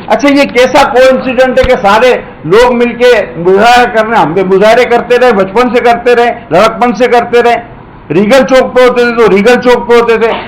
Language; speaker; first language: Urdu; non-native, local second language; Sindhi